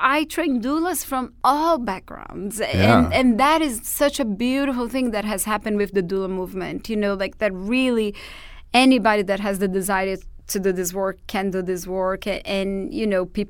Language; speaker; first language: English; non-native, fluent; Portuguese